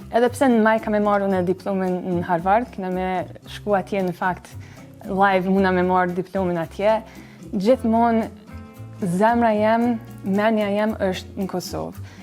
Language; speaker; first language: Albanian; early bilingual, other home language; English